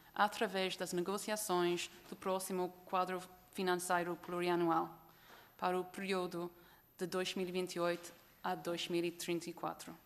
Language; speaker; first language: Portuguese; non-native, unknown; English